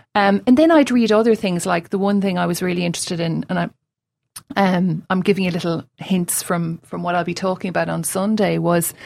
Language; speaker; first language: English; native; English